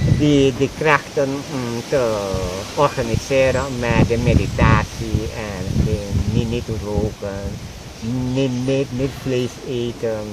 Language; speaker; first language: Dutch; non-native, local second language; Papiamento